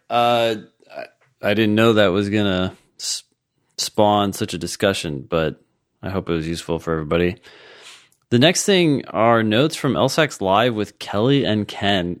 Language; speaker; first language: English; native; English